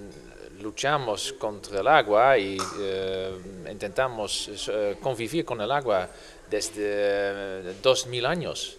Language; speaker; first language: Spanish; non-native, fluent; Dutch